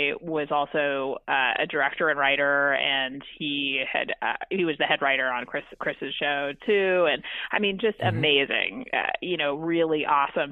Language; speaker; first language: English; native; English